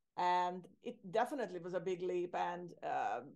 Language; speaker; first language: English; non-native, fluent; Hungarian